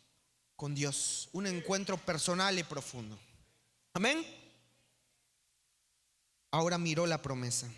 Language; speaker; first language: Spanish; native; Spanish